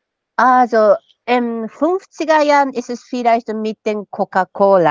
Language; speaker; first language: German; non-native, fluent; Japanese